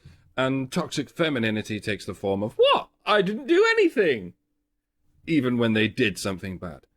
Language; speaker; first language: English; native; English